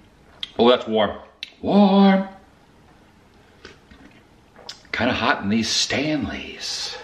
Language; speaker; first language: English; native; English